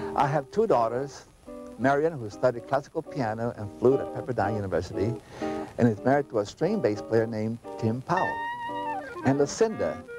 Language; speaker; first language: English; native; English